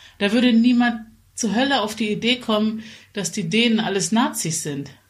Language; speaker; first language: German; native; German